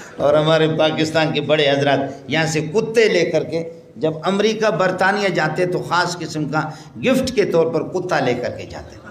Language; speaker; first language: Urdu; non-native, local second language; Baluchi